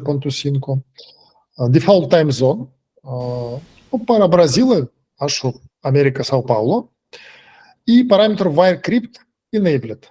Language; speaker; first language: Portuguese; non-native, fluent; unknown